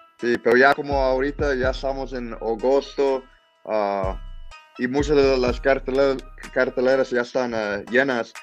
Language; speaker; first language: Spanish; early bilingual, heritage; English